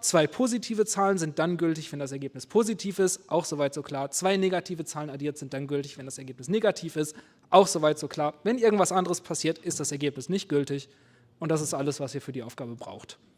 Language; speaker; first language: German; native; German